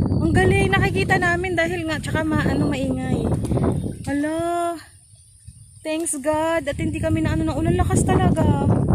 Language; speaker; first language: Filipino; non-native, local second language; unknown